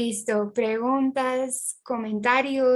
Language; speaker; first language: Spanish; non-native, fluent; English